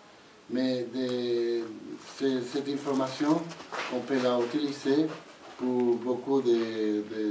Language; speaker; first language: French; non-native, fluent; Spanish